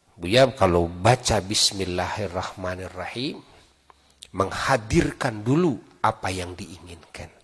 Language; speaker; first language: Indonesian; non-native, local second language; Sundanese